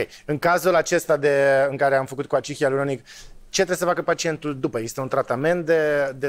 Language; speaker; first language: Romanian; native; Romanian